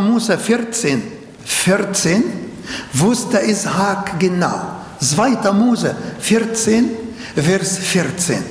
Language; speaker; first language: German; non-native, learner; Arabic